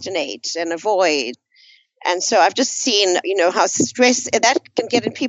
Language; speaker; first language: English; native; English